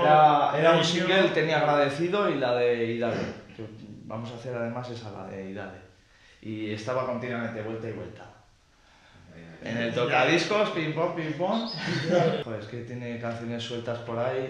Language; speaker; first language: Spanish; native; Spanish